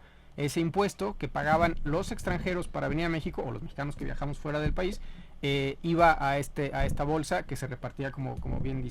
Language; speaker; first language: Spanish; native; Spanish